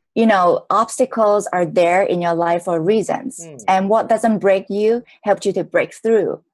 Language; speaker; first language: English; non-native, local second language; Cantonese